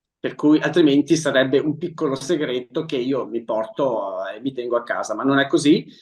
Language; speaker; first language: Italian; native; Italian